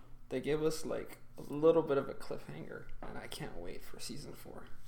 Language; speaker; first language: English; native; English